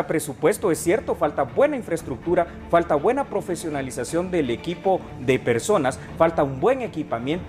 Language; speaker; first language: Spanish; native; Spanish